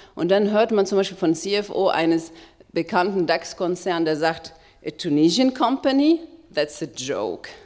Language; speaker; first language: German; non-native, fluent; Arabic